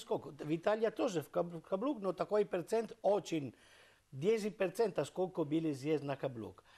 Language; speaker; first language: Russian; non-native, learner; Italian